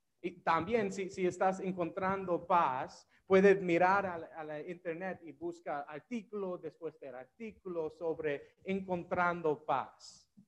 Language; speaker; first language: Spanish; non-native, learner; English